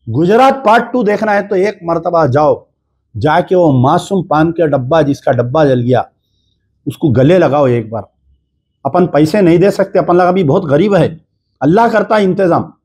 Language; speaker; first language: Urdu; native; Urdu